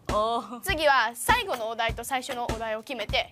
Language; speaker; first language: Japanese; native; Japanese